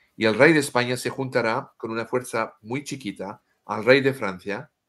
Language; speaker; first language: Spanish; non-native, fluent; French